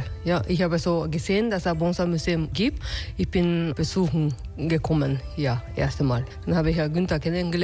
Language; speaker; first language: German; non-native, learner; Japanese